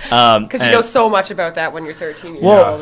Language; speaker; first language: English; native; English